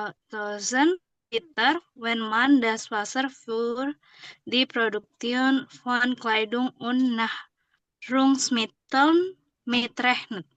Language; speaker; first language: German; non-native, learner; Indonesian